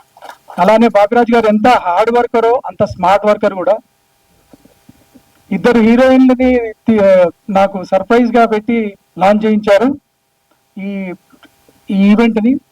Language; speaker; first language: Telugu; native; Telugu